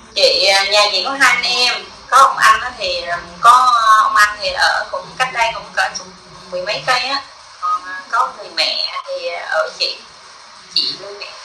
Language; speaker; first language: Vietnamese; native; Vietnamese